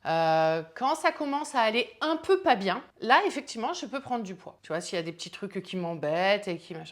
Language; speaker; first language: French; native; French